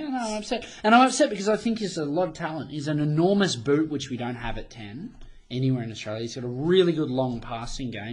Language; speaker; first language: English; native; English